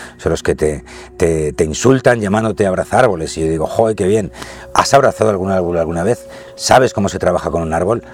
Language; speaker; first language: Spanish; native; Spanish